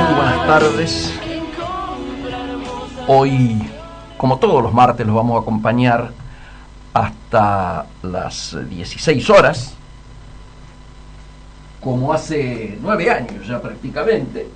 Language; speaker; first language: Spanish; native; Spanish